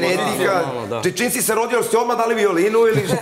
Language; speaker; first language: Serbian; native; Serbian